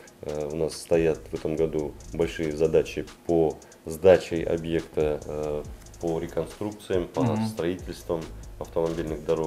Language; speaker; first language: Russian; native; Russian